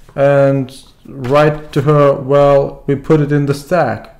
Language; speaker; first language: English; non-native, fluent; Latvian